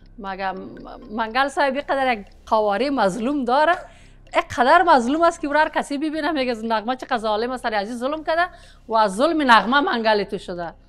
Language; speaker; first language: Persian; non-native, local second language; Pashto